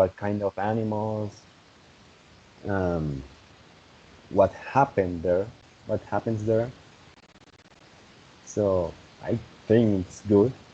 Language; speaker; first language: English; non-native, fluent; Spanish